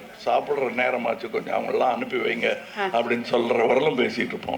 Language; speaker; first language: Tamil; native; Tamil